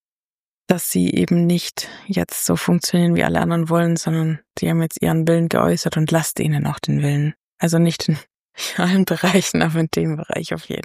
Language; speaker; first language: German; native; German